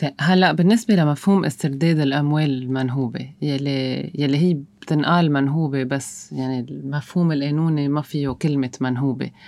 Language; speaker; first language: Arabic; native; Arabic